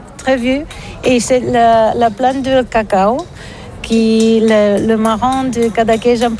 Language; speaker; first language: French; non-native, learner; Catalan